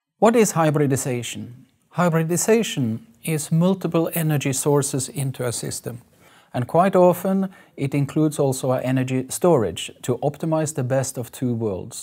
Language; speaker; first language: English; non-native, fluent; Norwegian